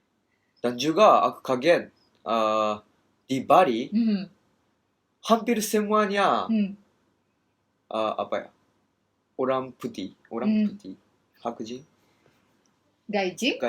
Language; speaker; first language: Indonesian; non-native, learner; Japanese